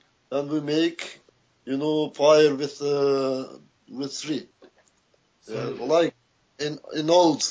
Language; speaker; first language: English; non-native, learner; Albanian